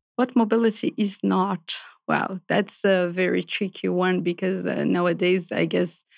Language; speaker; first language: English; non-native, fluent; Portuguese